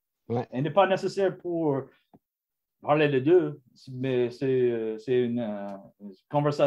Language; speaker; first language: French; non-native, learner; English